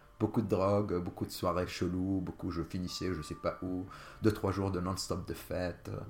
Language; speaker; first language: French; non-native, local second language; Arabic